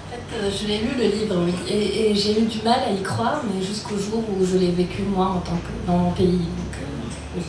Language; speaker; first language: French; non-native, local second language; Arabic